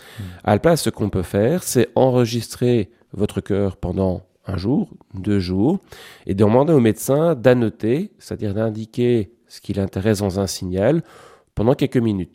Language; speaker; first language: French; native; French